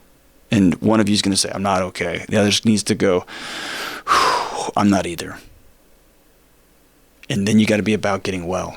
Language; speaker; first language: English; native; English